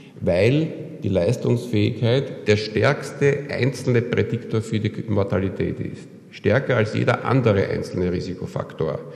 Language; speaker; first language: German; native; German